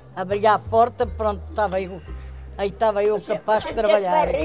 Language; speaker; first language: Portuguese; native; Portuguese